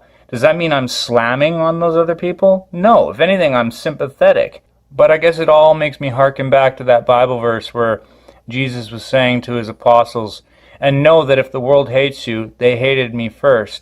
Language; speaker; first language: English; native; English